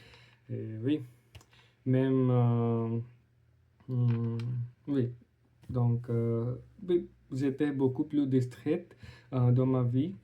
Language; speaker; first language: French; non-native, learner; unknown